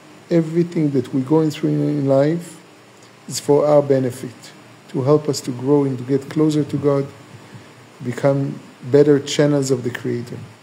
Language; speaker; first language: English; non-native, fluent; Hebrew